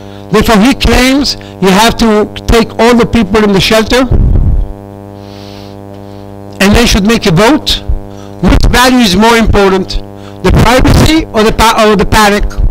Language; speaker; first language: English; non-native, learner; Hebrew